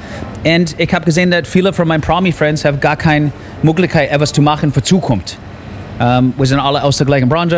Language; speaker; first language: German; non-native, learner; English